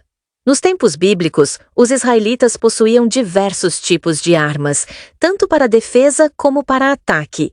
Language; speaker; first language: Portuguese; native; Portuguese